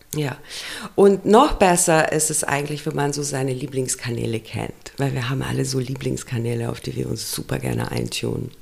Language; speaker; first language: German; early bilingual, other home language; Romanian